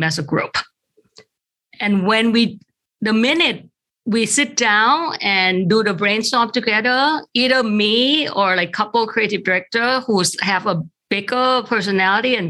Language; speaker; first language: English; non-native, fluent; Thai